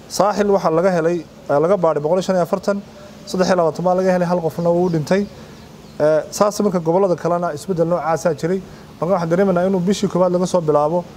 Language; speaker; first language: Somali; native; Somali